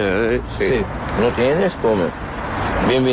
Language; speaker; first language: Spanish; non-native, learner; Arabic